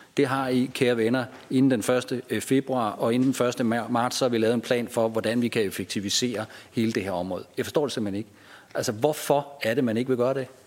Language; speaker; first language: Danish; native; Danish